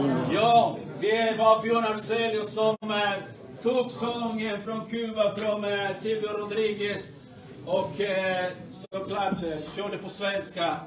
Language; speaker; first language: Swedish; non-native, fluent; Spanish